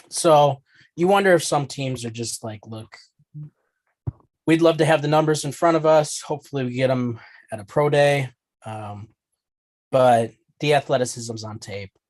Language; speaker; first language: English; native; English